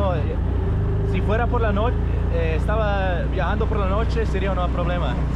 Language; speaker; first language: Spanish; non-native, learner; English